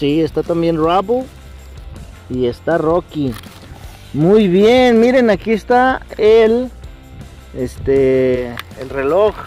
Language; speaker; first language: Spanish; native; Spanish